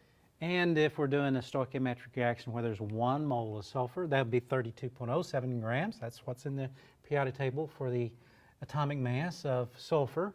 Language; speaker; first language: English; native; English